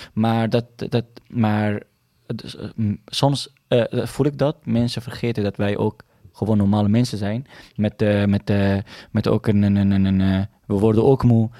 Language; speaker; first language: Dutch; non-native, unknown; Arabic